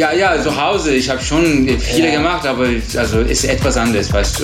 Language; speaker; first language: German; non-native, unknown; Turkish